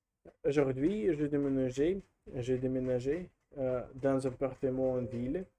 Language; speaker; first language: French; non-native, learner; Russian